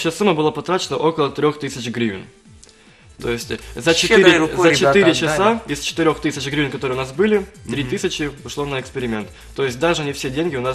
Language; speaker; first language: Russian; native; Russian